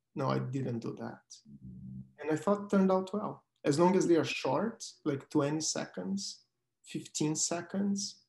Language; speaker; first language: English; non-native, fluent; Portuguese